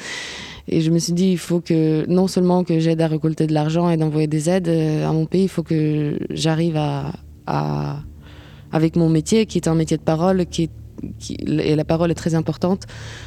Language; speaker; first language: French; non-native, fluent; Ukrainian